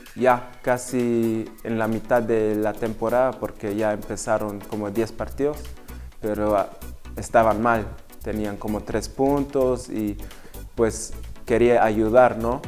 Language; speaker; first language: Spanish; early bilingual, heritage; Spanish